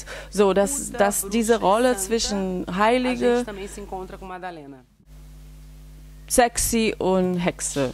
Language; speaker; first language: German; non-native, fluent; Portuguese